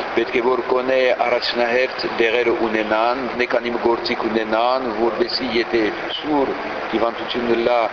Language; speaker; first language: Armenian; early bilingual, heritage; Armenian